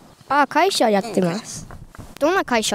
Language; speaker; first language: Japanese; non-native, learner; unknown